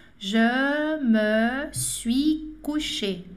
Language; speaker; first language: French; non-native, fluent; Portuguese